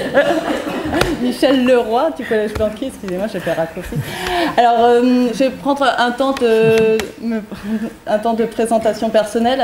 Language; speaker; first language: French; native; French